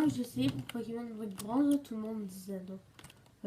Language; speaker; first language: French; native; French